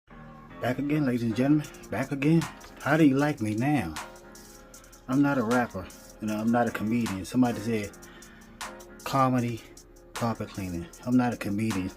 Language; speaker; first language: English; native; English